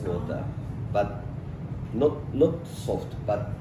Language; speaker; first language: English; non-native, learner; Japanese